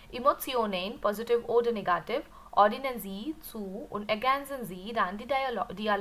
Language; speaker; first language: German; non-native, learner; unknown